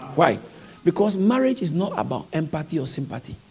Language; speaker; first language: English; non-native, local second language; Akan